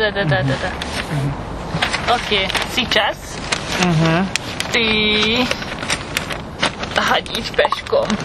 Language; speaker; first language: Russian; non-native, fluent; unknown